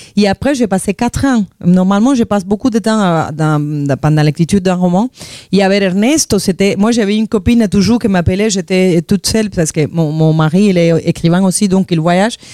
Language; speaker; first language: French; non-native, fluent; Spanish